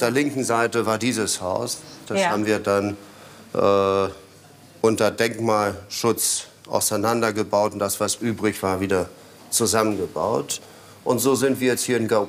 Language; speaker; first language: German; non-native, fluent; Polish